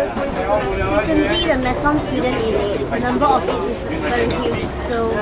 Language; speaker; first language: English; non-native, local second language; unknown